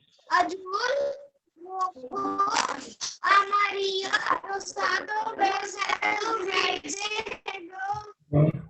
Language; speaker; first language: Spanish; non-native, learner; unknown